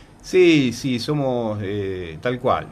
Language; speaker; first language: Spanish; native; Spanish